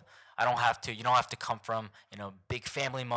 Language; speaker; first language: English; early bilingual, other home language; Korean